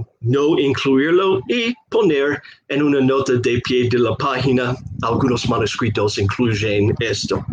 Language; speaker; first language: Spanish; non-native, fluent; English